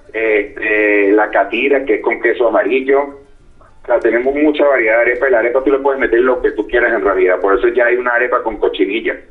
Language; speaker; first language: Spanish; native; Spanish